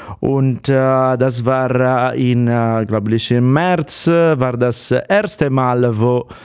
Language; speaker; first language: German; non-native, fluent; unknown